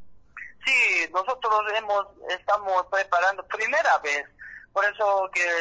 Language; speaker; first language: Spanish; non-native, learner; Korean